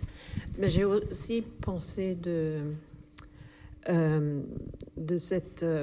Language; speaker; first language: French; non-native, fluent; German